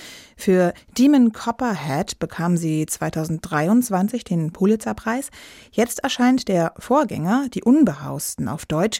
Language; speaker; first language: German; native; German